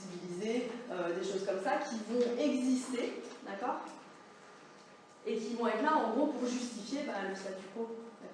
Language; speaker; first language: French; native; French